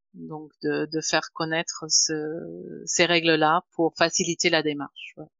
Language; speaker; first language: French; non-native, fluent; German